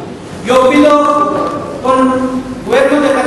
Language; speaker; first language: Spanish; non-native, learner; Urdu